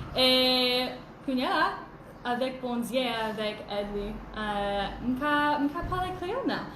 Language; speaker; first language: Haitian Creole; non-native, learner; English